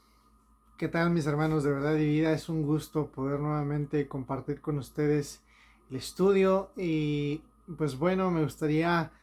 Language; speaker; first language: Spanish; native; Spanish